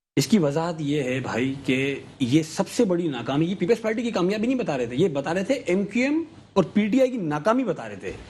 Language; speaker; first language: Urdu; native; Urdu